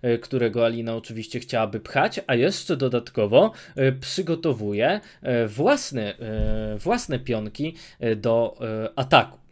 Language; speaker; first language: Polish; native; Polish